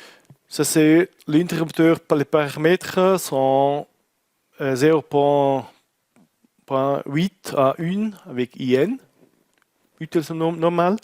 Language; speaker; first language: French; non-native, learner; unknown